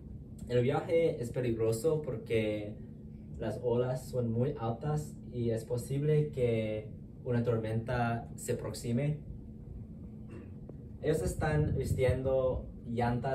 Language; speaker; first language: Spanish; non-native, fluent; English